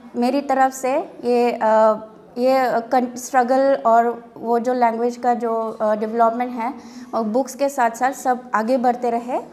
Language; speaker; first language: Hindi; non-native, local second language; Bodo